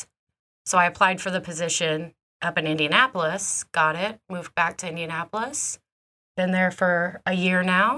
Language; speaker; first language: English; native; English